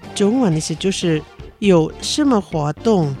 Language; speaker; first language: Chinese; non-native, learner; Indonesian